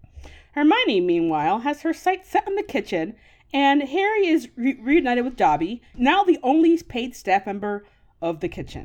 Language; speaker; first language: English; native; English